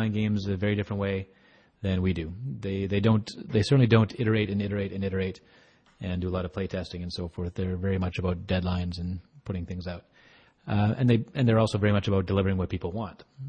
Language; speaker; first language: English; native; English